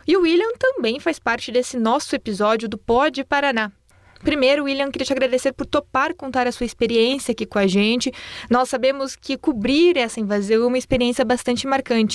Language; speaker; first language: Portuguese; native; Portuguese